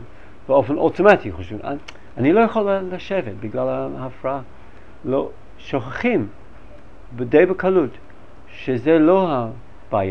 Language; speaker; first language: Hebrew; non-native, fluent; English